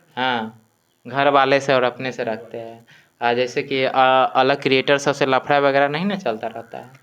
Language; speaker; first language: Hindi; non-native, local second language; Maithili